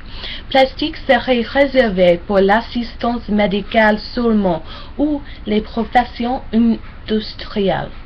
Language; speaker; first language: French; non-native, learner; English